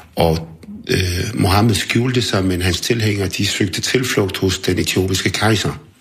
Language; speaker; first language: Danish; early bilingual, other home language; Arabic